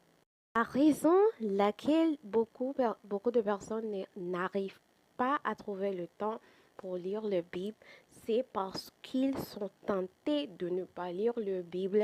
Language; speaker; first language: French; non-native, fluent; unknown